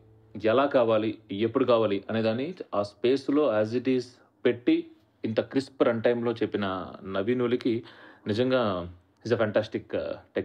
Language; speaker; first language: Telugu; native; Telugu